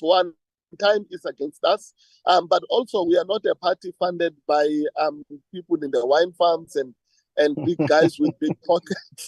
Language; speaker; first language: English; non-native, local second language; Tswana